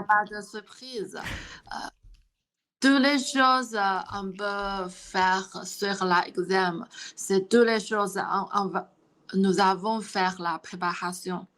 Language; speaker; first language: French; non-native, learner; Chinese